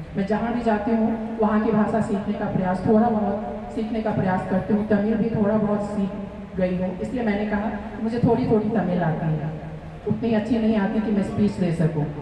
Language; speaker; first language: Hindi; native; Hindi